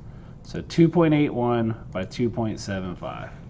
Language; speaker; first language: English; native; English